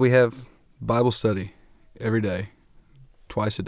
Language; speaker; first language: English; native; English